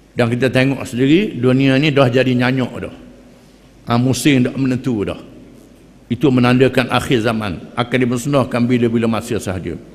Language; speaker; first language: Malay; native; Malay